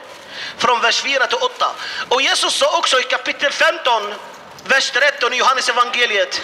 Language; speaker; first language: Swedish; non-native, fluent; Arabic